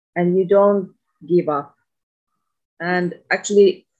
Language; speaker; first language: English; non-native, fluent; Finnish